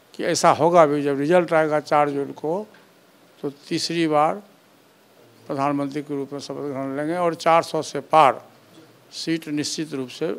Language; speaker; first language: Hindi; native; Hindi